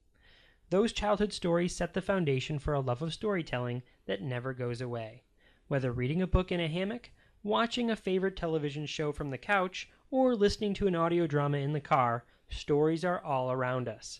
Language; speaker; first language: English; native; English